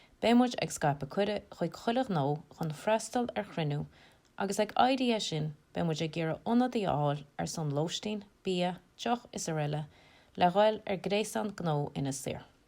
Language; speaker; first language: Irish; native; Irish